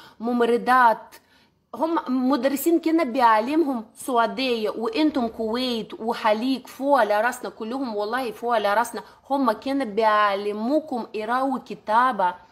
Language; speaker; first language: Arabic; non-native, learner; Russian